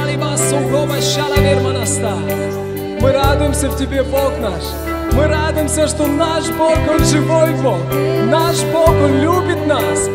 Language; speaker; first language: Russian; early bilingual, heritage; Russian